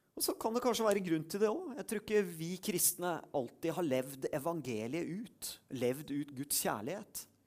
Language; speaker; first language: Norwegian; native; Norwegian